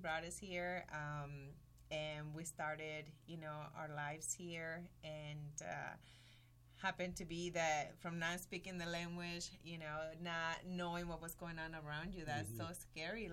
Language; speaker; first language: English; non-native, fluent; Spanish